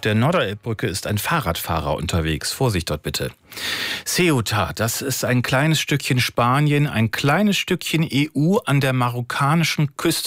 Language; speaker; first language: German; native; German